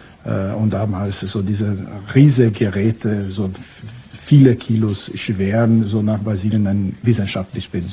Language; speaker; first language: German; non-native, fluent; Portuguese